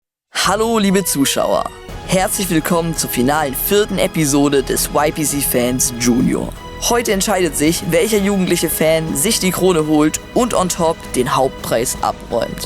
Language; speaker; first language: German; native; German